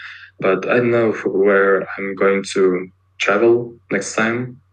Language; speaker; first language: English; non-native, learner; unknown